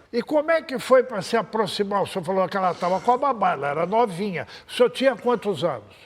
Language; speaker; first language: Portuguese; native; Portuguese